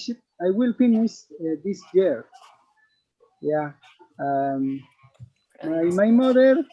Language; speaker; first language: English; non-native, learner; Spanish